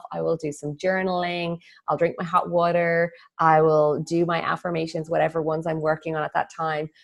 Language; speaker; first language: English; native; English